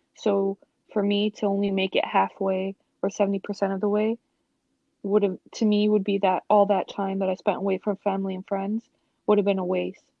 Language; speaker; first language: English; native; English